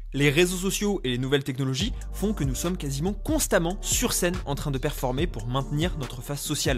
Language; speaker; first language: French; native; French